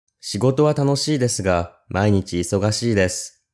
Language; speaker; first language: Japanese; native; Japanese